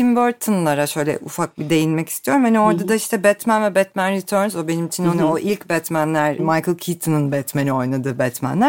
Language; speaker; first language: Turkish; native; Turkish